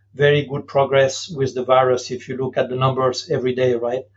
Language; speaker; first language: English; non-native, fluent; French